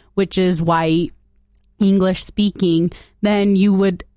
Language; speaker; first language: English; early bilingual, other home language; Punjabi